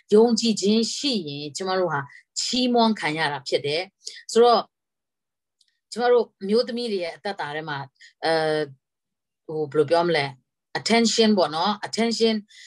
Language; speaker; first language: Burmese; non-native, local second language; Kachin